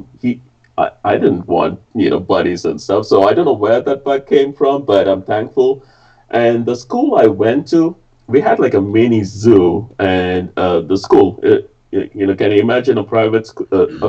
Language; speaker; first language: English; non-native, local second language; Tamil